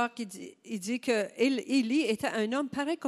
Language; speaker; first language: French; native; French